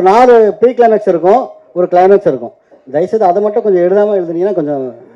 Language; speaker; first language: Tamil; native; Tamil